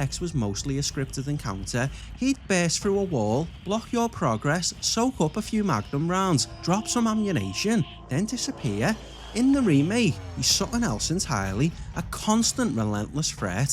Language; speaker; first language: English; native; English